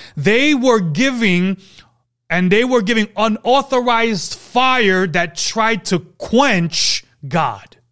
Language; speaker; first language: English; native; English